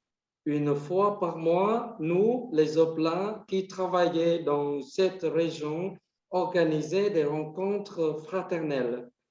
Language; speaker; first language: French; non-native, fluent; Vietnamese